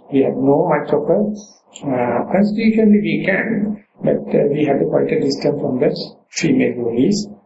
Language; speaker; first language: English; non-native, local second language; Sinhala